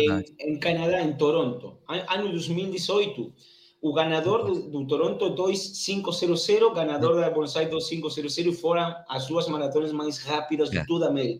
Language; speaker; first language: Portuguese; non-native, learner; Spanish